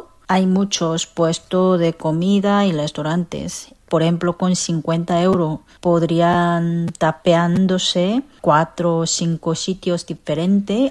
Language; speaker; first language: Spanish; non-native, fluent; Korean